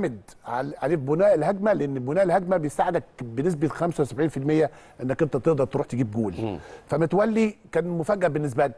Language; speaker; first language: Arabic; native; Arabic